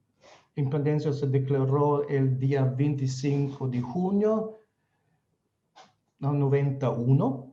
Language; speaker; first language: Spanish; non-native, fluent; Slovenian